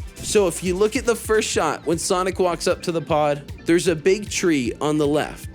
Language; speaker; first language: English; native; English